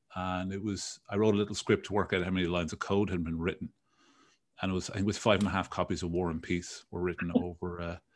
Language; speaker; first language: English; native; English